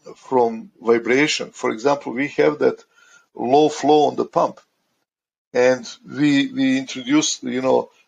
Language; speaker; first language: English; non-native, fluent; Croatian